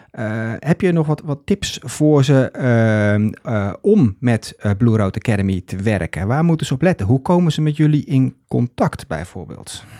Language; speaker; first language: Dutch; native; Dutch